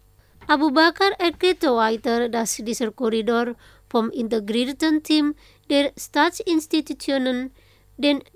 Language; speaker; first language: German; non-native, fluent; Indonesian